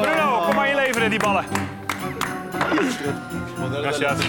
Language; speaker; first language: Spanish; non-native, learner; Dutch